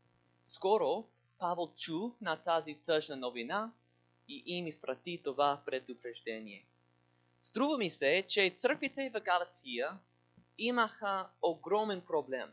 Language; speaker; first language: Bulgarian; non-native, learner; English